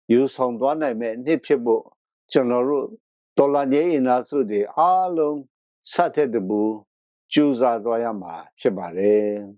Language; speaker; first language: Burmese; non-native, local second language; Kachin